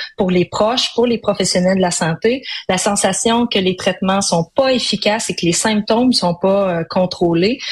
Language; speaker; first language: French; native; French